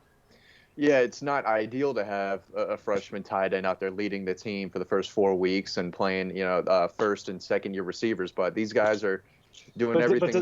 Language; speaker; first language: English; native; English